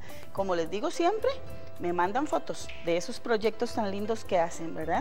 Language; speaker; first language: Spanish; native; Spanish